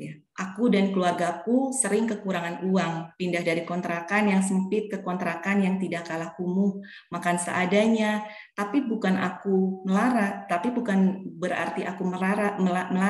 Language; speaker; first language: Indonesian; native; Indonesian